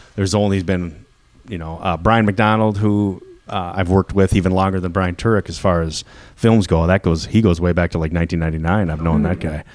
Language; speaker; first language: English; native; English